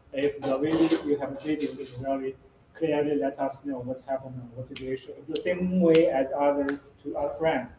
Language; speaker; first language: English; non-native, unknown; Chinese